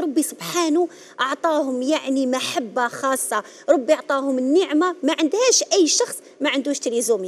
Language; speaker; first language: Arabic; native; Arabic